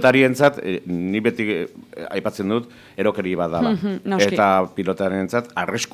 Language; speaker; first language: Basque; native; Basque